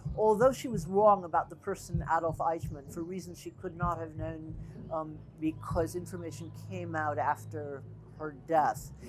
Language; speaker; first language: English; native; English